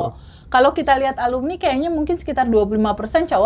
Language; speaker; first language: Indonesian; native; Indonesian